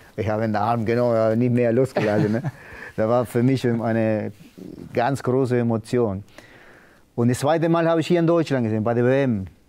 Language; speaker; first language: German; non-native, learner; Spanish